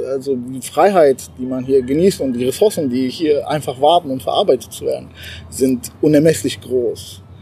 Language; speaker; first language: German; early bilingual, other home language; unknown